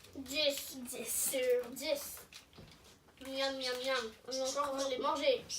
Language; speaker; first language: French; native; French